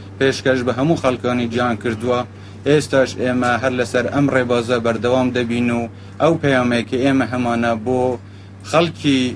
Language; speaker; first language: Central Kurdish; non-native, local second language; Kurdish